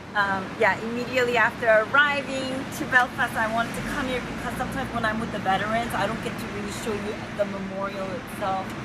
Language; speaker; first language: English; native; English